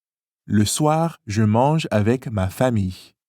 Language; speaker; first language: French; non-native, learner; English